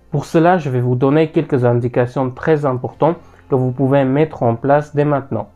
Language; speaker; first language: French; non-native, fluent; Armenian